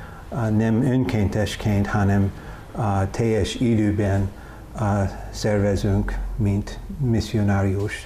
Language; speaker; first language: Hungarian; non-native, learner; English